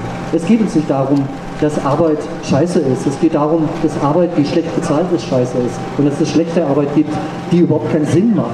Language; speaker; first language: German; native; German